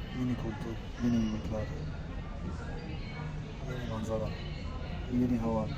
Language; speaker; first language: Turkish; non-native, learner; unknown